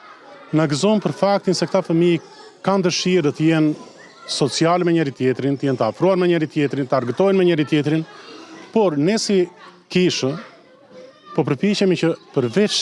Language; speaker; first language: Albanian; native; Albanian